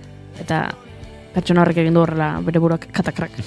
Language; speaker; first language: Basque; native; Basque